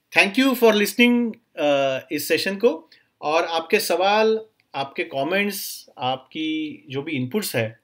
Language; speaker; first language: Hindi; non-native, local second language; Marathi